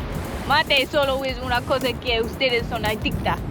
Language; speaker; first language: Spanish; non-native, learner; English